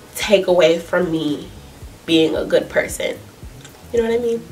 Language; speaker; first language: English; native; English